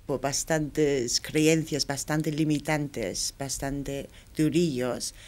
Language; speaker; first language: Spanish; non-native, fluent; English